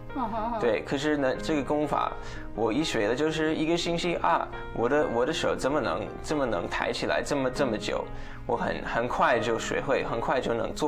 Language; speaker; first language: Chinese; non-native, fluent; English